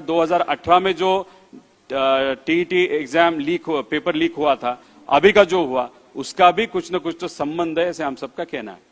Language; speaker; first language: Hindi; non-native, local second language; Marathi